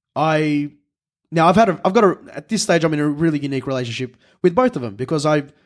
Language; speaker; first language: English; native; English